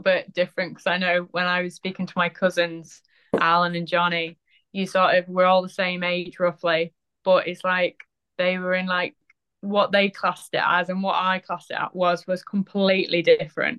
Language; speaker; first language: English; native; English